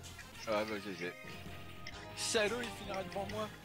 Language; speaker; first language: French; native; French